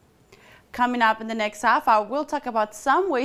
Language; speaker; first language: English; native; English